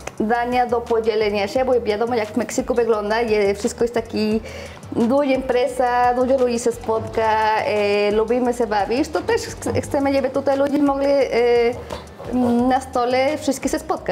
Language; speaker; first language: Polish; non-native, learner; Spanish